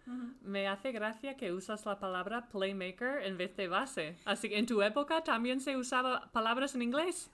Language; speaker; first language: Spanish; non-native, fluent; English